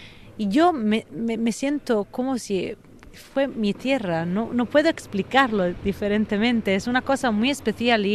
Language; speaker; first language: Spanish; non-native, fluent; Italian